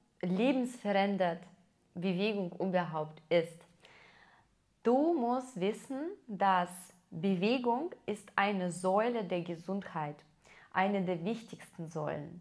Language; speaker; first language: German; non-native, fluent; Russian